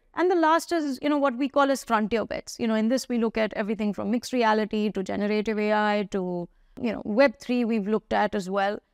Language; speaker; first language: English; non-native, local second language; Hindi